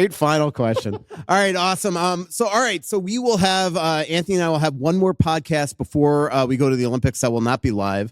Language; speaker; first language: English; native; English